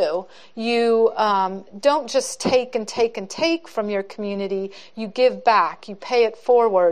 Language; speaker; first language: English; native; English